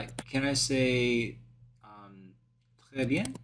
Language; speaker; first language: French; non-native, learner; English